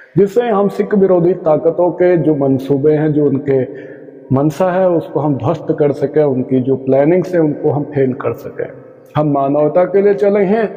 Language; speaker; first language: Hindi; non-native, local second language; Punjabi